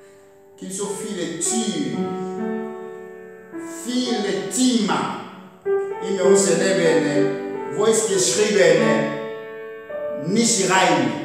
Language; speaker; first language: German; non-native, learner; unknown